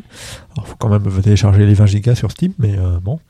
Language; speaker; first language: French; native; French